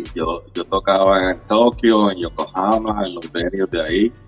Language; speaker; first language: Spanish; native; Spanish